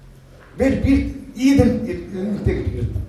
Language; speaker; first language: German; non-native, learner; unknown